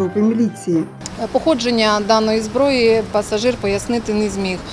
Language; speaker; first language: Ukrainian; native; Ukrainian